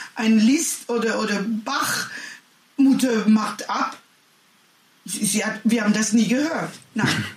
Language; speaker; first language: German; non-native, learner; French